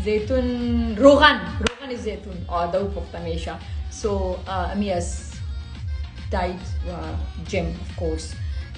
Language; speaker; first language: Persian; non-native, local second language; Pashto